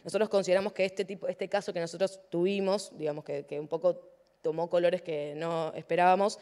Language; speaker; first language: Spanish; native; Spanish